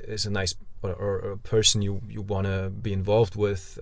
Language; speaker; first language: English; non-native, fluent; German